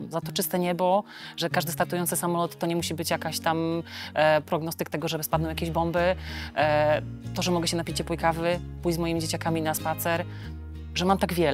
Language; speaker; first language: Polish; native; Polish